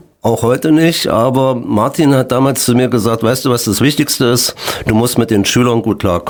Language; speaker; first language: German; native; German